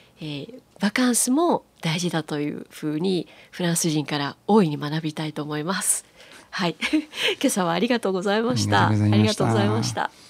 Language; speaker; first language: Japanese; native; Japanese